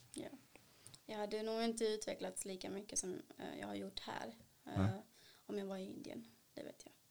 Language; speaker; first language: Swedish; early bilingual, other home language; Kannada